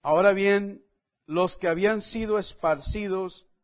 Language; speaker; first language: Spanish; non-native, fluent; English